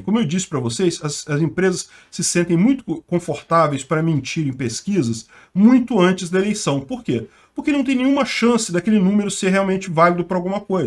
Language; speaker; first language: Portuguese; native; Portuguese